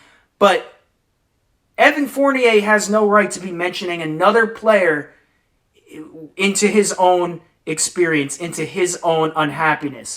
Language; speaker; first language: English; native; English